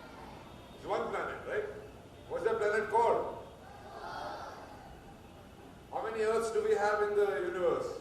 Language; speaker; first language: English; non-native, local second language; Hindi